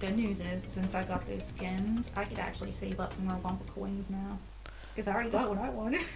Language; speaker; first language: English; native; English